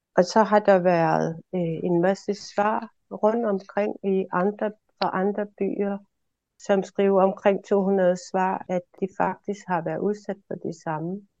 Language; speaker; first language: Danish; non-native, local second language; Kalaallisut